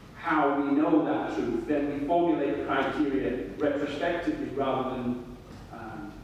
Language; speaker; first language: English; non-native, fluent; Italian